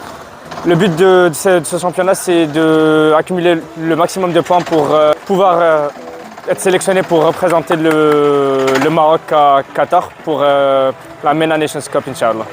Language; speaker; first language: French; non-native, local second language; Arabic